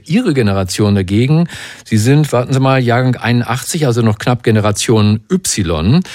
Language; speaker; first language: German; native; German